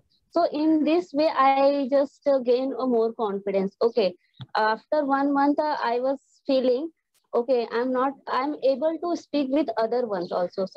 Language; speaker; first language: English; non-native, learner; Hindi